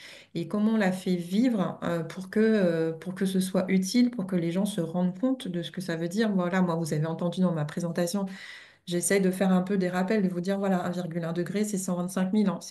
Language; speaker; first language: French; native; French